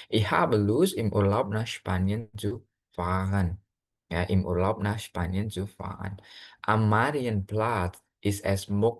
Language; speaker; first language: German; non-native, fluent; Indonesian